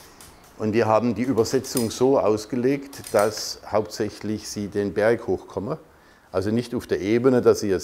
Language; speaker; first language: German; native; German